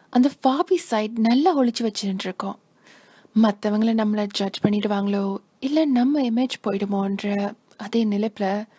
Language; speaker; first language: Tamil; early bilingual, heritage; Tamil